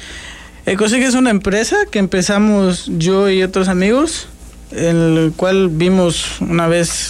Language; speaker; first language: Spanish; native; Spanish